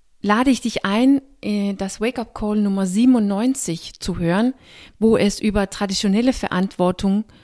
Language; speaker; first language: German; non-native, fluent; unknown